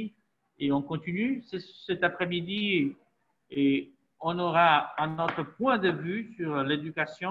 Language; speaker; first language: French; non-native, fluent; Spanish